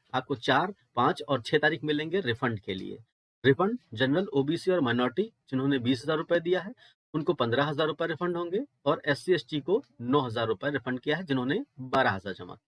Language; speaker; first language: Hindi; native; Hindi